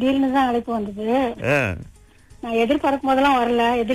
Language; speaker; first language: Tamil; early bilingual, heritage; Tamil